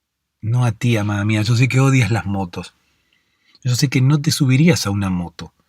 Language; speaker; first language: Spanish; native; Spanish